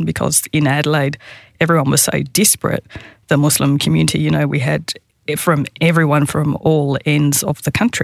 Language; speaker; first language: English; native; English